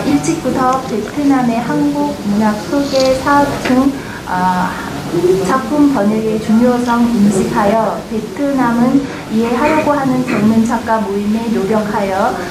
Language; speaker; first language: Korean; non-native, fluent; Vietnamese